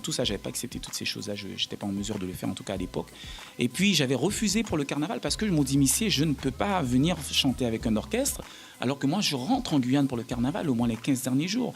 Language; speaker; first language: French; native; French